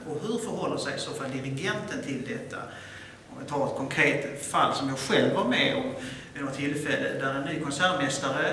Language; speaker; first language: Swedish; native; Swedish